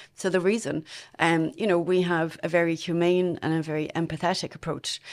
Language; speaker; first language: English; native; English